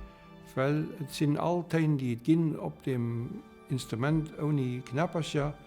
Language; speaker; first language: German; non-native, local second language; Luxembourgish